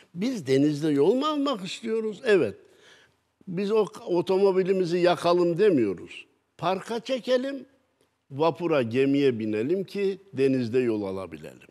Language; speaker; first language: Turkish; native; Turkish